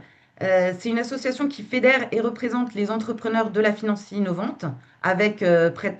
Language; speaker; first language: French; native; French